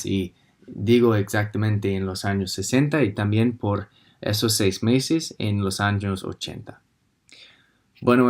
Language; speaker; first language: Spanish; non-native, fluent; English